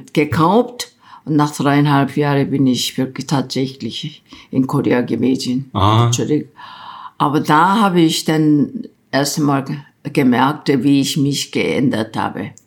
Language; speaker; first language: German; non-native, fluent; Korean